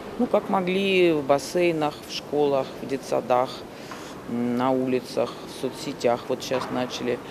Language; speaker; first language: Russian; native; Russian